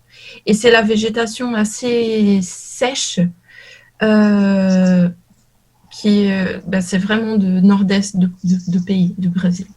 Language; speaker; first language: French; non-native, learner; Portuguese